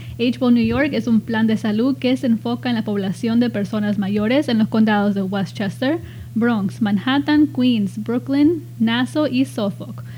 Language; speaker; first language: Spanish; early bilingual, heritage; Spanish